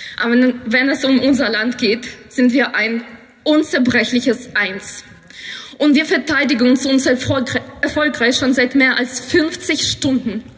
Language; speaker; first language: German; non-native, fluent; Ukrainian